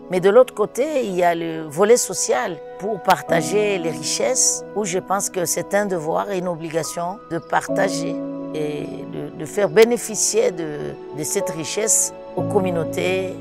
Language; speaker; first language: French; non-native, local second language; Swahili